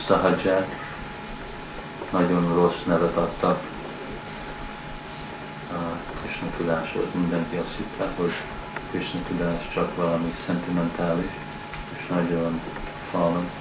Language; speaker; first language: Hungarian; early bilingual, heritage; Hungarian